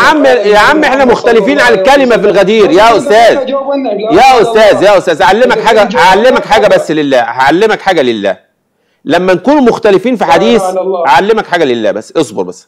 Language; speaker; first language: Arabic; native; Arabic